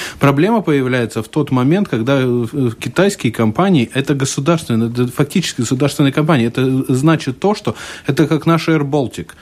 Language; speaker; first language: Russian; non-native, local second language; Latvian